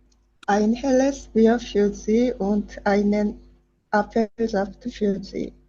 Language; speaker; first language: German; non-native, learner; Korean